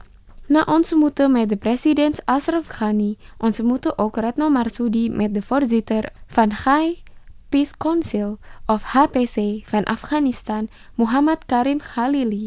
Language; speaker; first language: Dutch; non-native, fluent; Indonesian